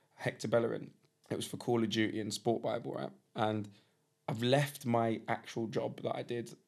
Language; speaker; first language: English; native; English